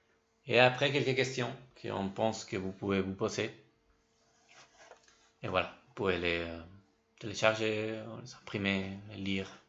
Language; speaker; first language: French; non-native, fluent; Spanish